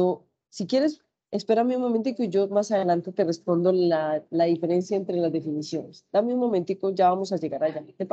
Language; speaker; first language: Spanish; native; Spanish